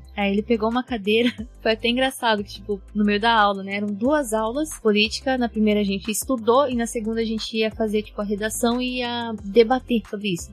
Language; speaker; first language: Portuguese; early bilingual, heritage; Japanese